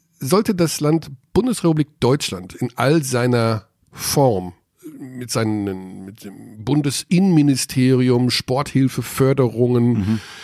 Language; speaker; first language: German; native; German